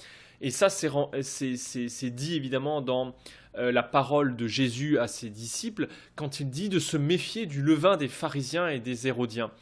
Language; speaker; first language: French; native; French